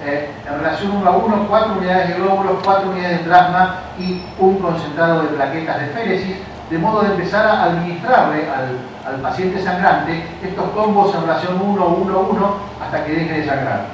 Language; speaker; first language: Spanish; native; Spanish